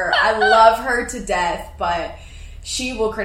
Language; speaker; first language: English; native; English